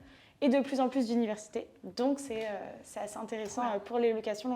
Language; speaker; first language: French; native; French